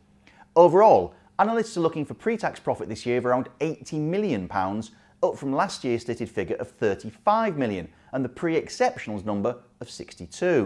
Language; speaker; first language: English; native; English